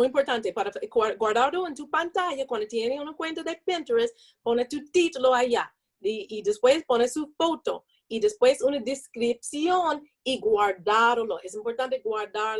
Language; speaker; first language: Spanish; non-native, learner; English